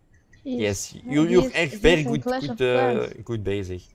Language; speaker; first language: English; non-native, learner; Dutch